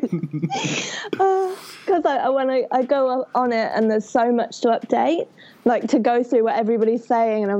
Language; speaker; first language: English; native; English